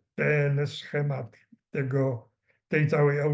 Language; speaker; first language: Polish; native; Polish